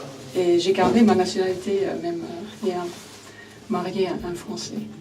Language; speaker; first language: French; non-native, fluent; Finnish